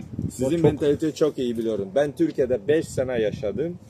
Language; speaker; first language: Turkish; non-native, learner; Albanian